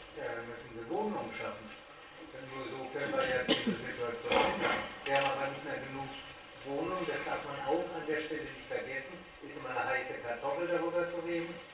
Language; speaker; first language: German; native; German